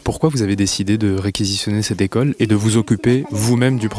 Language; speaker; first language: French; native; French